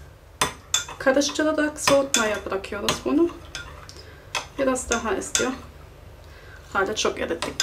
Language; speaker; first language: Turkish; non-native, fluent; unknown